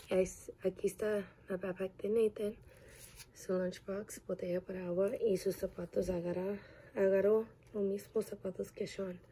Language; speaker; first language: Spanish; early bilingual, heritage; English